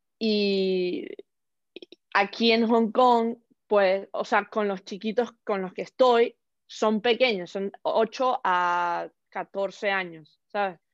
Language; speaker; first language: Spanish; native; Spanish